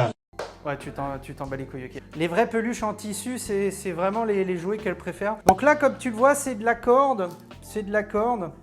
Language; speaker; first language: French; native; French